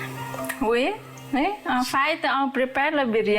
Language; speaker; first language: French; non-native, learner; Nepali